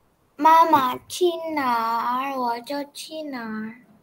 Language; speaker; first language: Chinese; non-native, learner; Indonesian